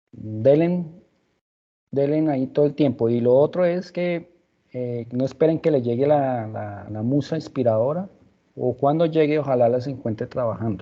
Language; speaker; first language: Spanish; native; Spanish